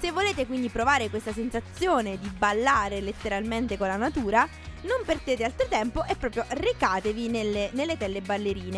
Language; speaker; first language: Italian; native; Italian